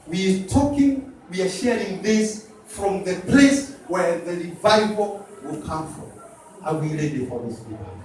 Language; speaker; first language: English; non-native, local second language; Swahili